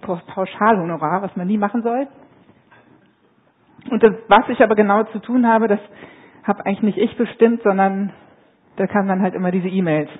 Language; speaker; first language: German; native; German